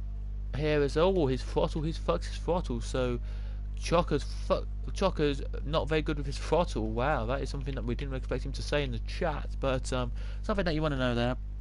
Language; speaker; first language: English; native; English